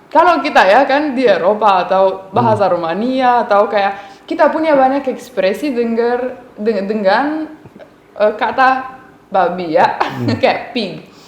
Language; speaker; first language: Indonesian; non-native, fluent; Romanian